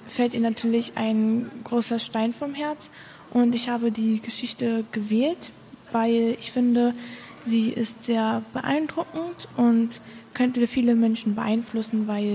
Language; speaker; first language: German; native; German